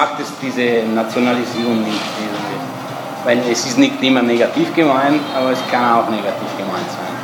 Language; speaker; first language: German; non-native, fluent; Italian